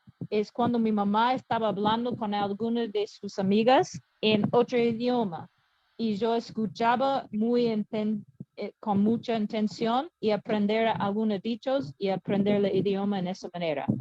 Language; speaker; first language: Spanish; non-native, learner; English